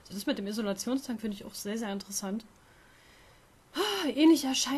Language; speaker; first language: German; native; German